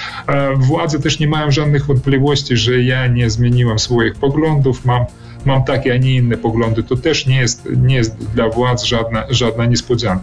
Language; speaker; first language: Polish; early bilingual, heritage; Polish